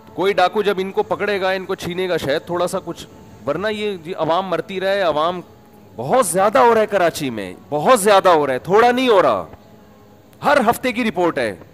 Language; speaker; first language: Urdu; native; Urdu